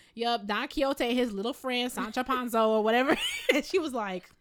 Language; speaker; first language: English; native; English